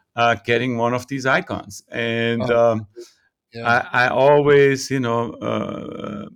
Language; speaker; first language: English; non-native, fluent; German